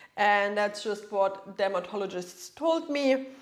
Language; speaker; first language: English; non-native, fluent; German